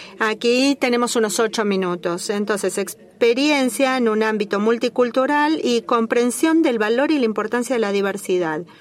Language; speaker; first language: Spanish; native; Spanish